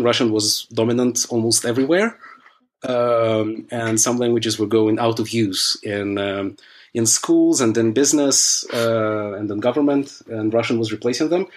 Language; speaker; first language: English; early bilingual, other home language; Russian